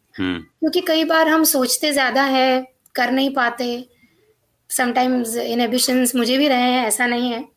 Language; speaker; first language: Hindi; non-native, local second language; Marathi